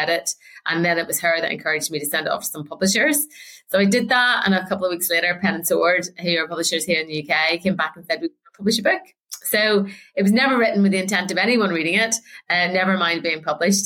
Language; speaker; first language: English; native; English